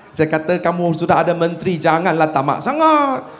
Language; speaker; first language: Malay; non-native, local second language; Chinese